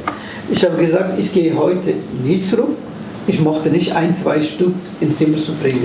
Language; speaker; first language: German; non-native, fluent; Somali